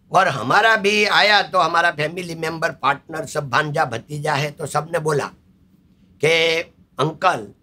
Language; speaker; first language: Hindi; non-native, local second language; Gujarati